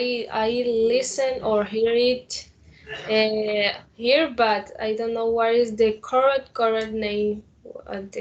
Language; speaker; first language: English; non-native, learner; Spanish